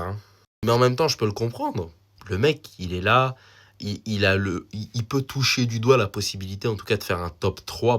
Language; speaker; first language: French; native; French